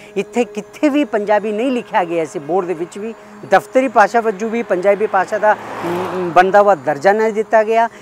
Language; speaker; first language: Punjabi; non-native, fluent; Kannada